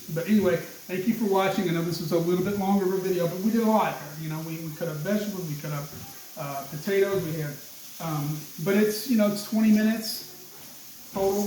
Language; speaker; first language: English; native; English